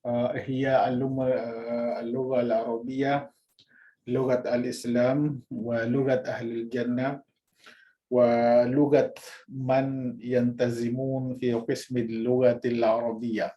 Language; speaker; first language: Arabic; non-native, fluent; Indonesian